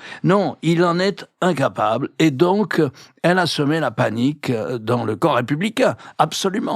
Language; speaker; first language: French; native; French